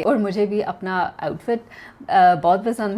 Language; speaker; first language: Hindi; non-native, learner; English